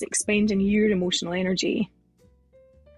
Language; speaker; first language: English; native; English